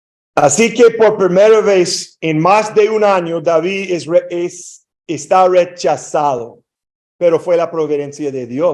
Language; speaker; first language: Spanish; non-native, fluent; English